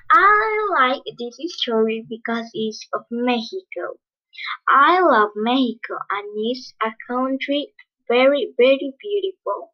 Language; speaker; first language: English; non-native, learner; Spanish